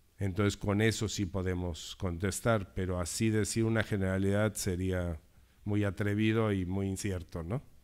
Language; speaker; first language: Spanish; native; Spanish